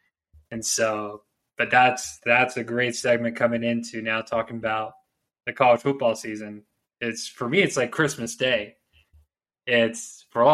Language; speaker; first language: English; native; English